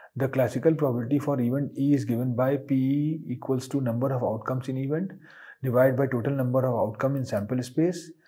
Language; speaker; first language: English; non-native, local second language; Hindi